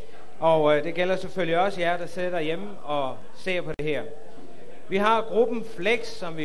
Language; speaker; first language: Danish; native; Danish